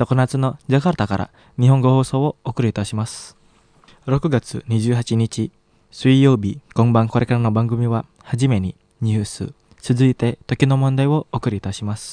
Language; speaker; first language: Japanese; non-native, fluent; Indonesian